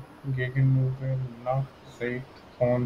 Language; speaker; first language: German; non-native, learner; Urdu